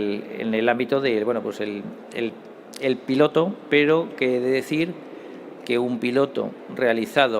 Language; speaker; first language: Spanish; native; Spanish